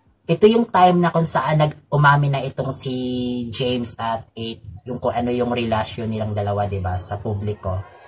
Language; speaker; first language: Filipino; native; Filipino